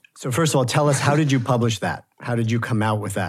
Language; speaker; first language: English; native; English